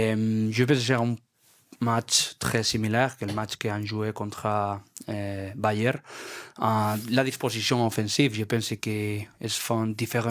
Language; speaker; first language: French; non-native, learner; Spanish